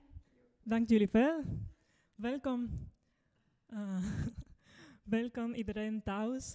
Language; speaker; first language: Dutch; non-native, fluent; Spanish